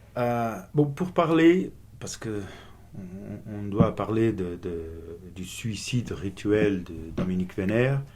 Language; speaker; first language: French; non-native, fluent; Portuguese